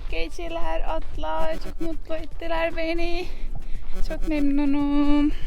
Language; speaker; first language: Turkish; non-native, learner; Estonian